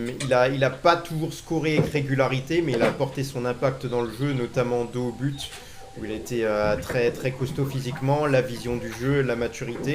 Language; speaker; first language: French; native; French